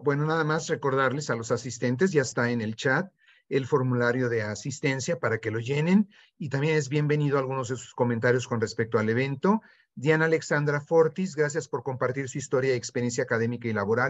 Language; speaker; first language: Spanish; native; Spanish